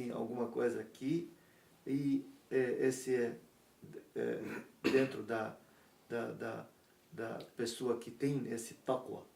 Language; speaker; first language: Portuguese; non-native, learner; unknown